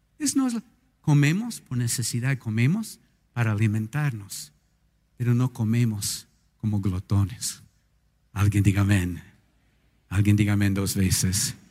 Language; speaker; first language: Spanish; non-native, fluent; English